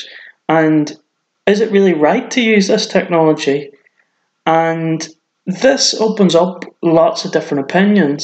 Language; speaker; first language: English; native; English